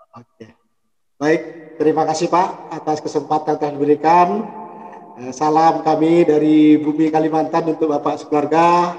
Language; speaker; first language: Indonesian; native; Indonesian